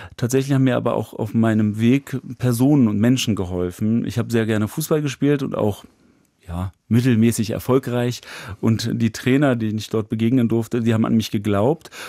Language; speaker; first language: German; native; German